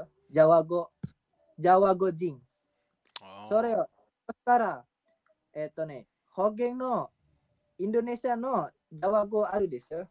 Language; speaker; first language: Japanese; non-native, local second language; Indonesian